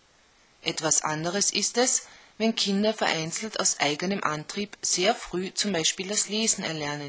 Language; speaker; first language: German; native; German